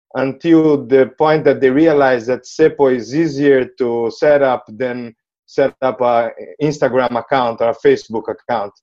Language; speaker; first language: English; non-native, fluent; Portuguese